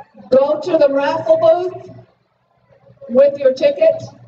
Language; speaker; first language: English; native; English